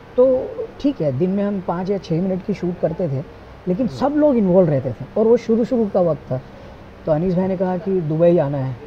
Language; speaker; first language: Hindi; non-native, local second language; Gujarati